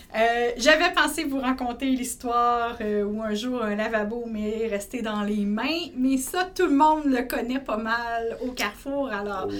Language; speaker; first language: French; native; French